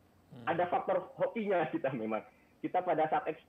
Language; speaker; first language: Indonesian; native; Indonesian